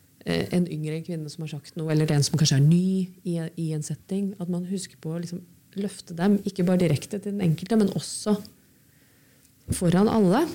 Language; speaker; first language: Norwegian; native; Norwegian